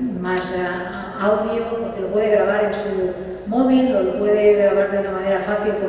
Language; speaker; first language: Spanish; native; Spanish